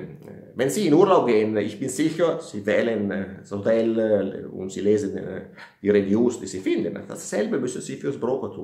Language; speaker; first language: German; non-native, fluent; Italian